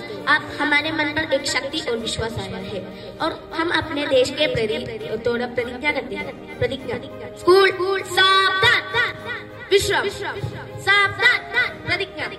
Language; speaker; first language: Hindi; non-native, local second language; Malayalam